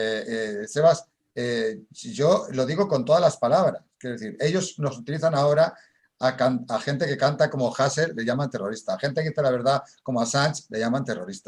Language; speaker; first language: Spanish; native; Spanish